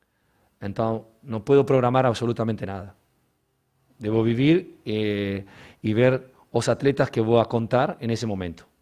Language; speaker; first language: Portuguese; non-native, learner; Spanish